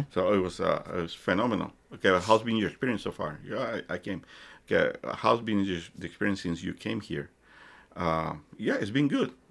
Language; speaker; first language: English; non-native, fluent; Spanish